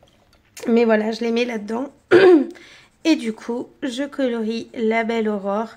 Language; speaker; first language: French; native; French